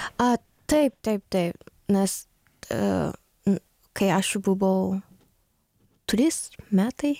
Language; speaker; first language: Lithuanian; non-native, learner; Japanese